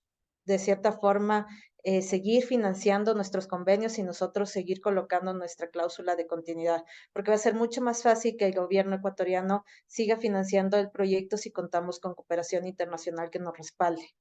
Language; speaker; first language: Spanish; native; Spanish